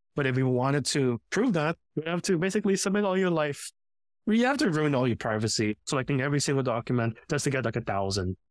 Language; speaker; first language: English; early bilingual, other home language; Filipino